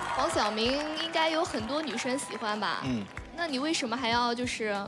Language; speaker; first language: Chinese; native; Chinese